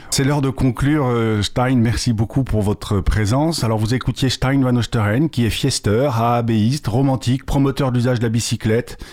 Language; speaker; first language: French; native; French